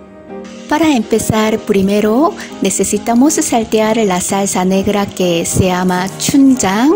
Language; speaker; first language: Spanish; non-native, fluent; Korean